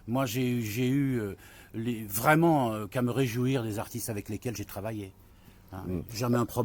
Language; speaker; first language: French; native; French